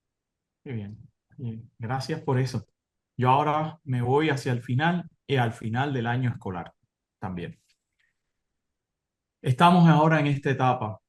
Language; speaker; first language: Spanish; native; Spanish